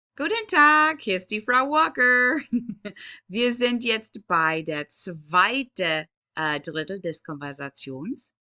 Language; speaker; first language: German; non-native, learner; English